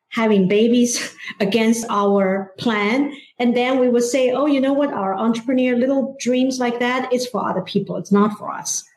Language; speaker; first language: English; non-native, fluent; Chinese